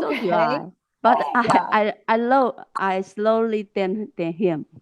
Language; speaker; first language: English; non-native, learner; Chinese